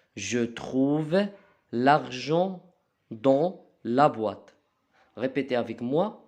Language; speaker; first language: French; non-native, local second language; Arabic